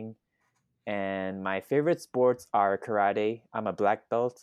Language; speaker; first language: English; non-native, fluent; Thai